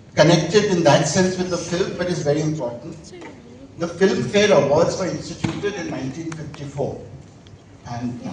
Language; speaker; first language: English; non-native, local second language; Bangla